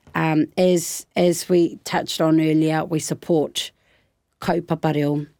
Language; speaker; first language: English; native; English